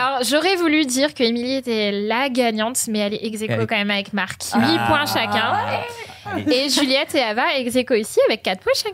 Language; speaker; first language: French; native; French